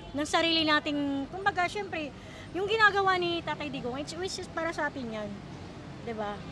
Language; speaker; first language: Filipino; non-native, local second language; Tausug